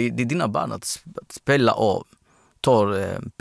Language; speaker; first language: Swedish; non-native, fluent; Greek